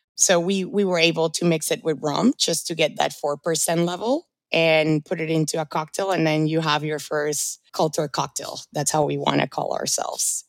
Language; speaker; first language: English; early bilingual, other home language; Spanish